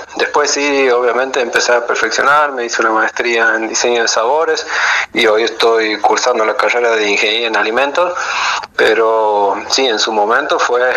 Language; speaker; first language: Spanish; native; Spanish